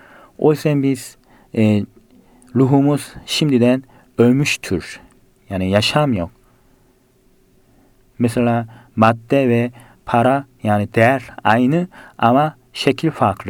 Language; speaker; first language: Turkish; non-native, fluent; Korean